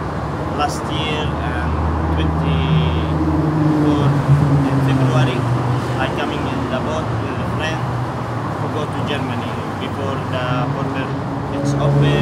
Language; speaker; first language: English; non-native, learner; Arabic